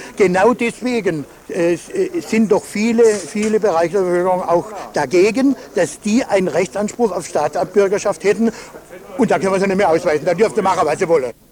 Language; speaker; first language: German; native; German